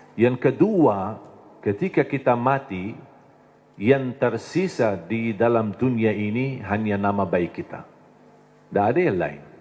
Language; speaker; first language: Indonesian; non-native, fluent; Arabic